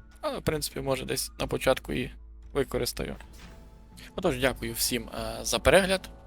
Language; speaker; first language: Ukrainian; native; Ukrainian